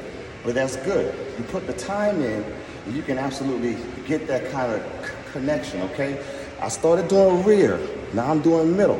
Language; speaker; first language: English; native; English